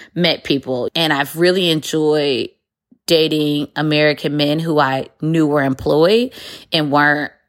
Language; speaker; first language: English; native; English